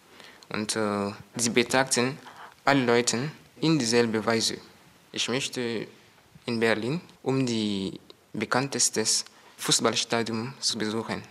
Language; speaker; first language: German; non-native, learner; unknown